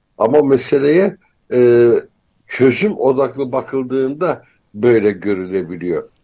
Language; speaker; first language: Turkish; native; Turkish